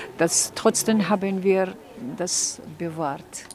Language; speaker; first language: German; non-native, fluent; Georgian